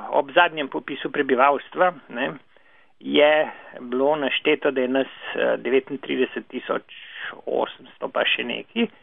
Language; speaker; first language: Slovenian; non-native, local second language; Serbian